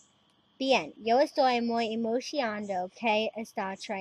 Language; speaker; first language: Spanish; non-native, learner; English